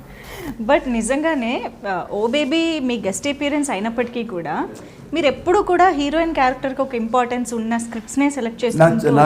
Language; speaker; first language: Telugu; native; Telugu